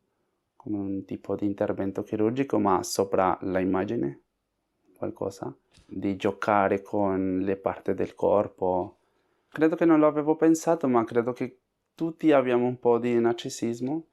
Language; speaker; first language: Italian; non-native, fluent; Spanish